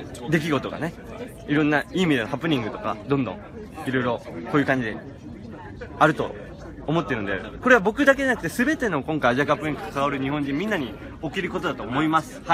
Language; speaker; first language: Japanese; native; Japanese